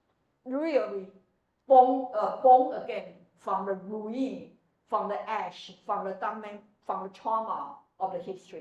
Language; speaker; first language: English; non-native, fluent; Chinese